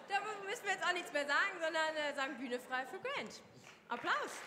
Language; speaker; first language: German; native; German